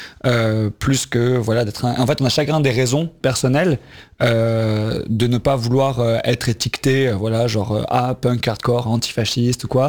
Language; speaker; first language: French; native; French